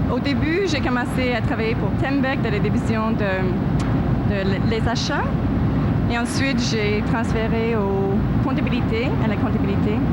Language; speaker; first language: French; non-native, local second language; English